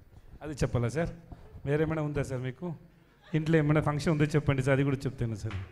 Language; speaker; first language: Telugu; non-native, learner; Tamil